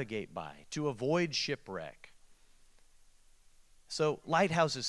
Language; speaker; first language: English; native; English